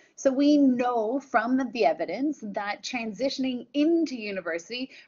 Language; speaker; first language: English; native; English